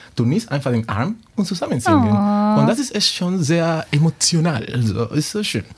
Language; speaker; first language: German; non-native, fluent; Spanish